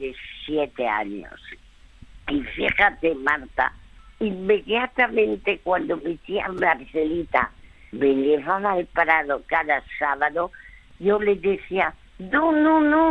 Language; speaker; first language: Spanish; early bilingual, other home language; French